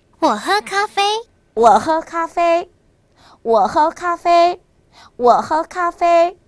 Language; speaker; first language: Chinese; non-native, fluent; Korean